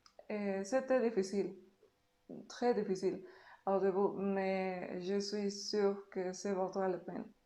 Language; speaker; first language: French; non-native, learner; Spanish